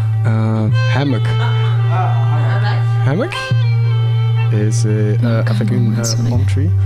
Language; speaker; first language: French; non-native, learner; Dutch